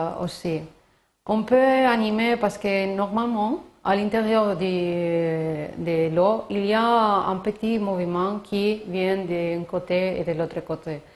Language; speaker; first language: French; non-native, learner; Spanish